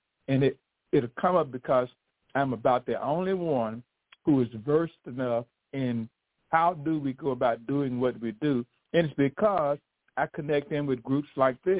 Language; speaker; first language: English; native; English